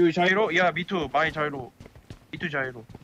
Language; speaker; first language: English; non-native, learner; Korean